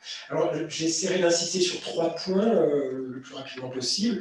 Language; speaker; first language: French; native; French